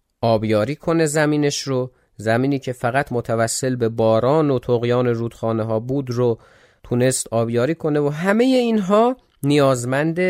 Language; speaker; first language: Persian; non-native, local second language; Azerbaijani